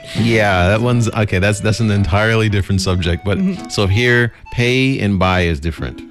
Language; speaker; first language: English; native; English